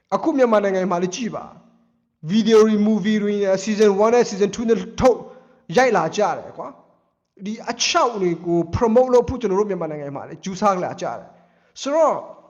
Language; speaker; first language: Burmese; non-native, local second language; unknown